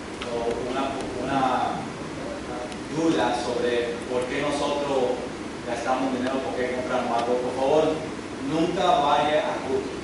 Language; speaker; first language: Spanish; early bilingual, heritage; English